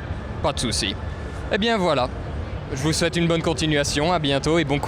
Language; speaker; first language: French; native; French